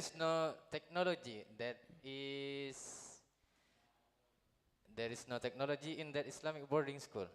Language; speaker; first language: English; non-native, learner; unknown